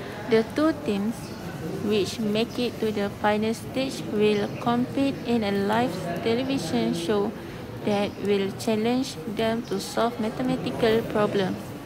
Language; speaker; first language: English; non-native, local second language; Malay